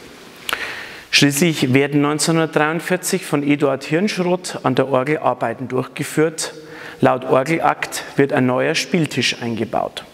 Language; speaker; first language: German; native; German